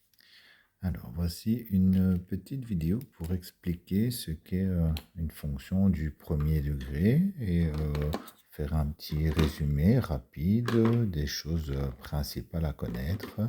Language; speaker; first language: French; native; French